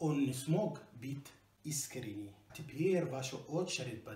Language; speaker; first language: Russian; non-native, fluent; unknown